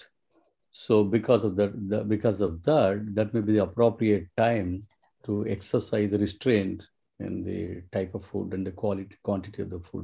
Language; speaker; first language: English; non-native, local second language; Telugu